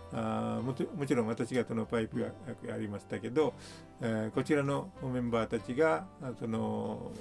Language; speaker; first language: Japanese; non-native, fluent; Sinhala